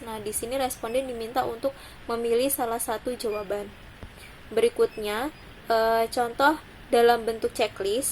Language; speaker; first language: Indonesian; native; Indonesian